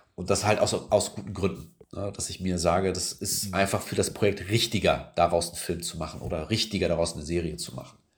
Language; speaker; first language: German; early bilingual, other home language; Turkish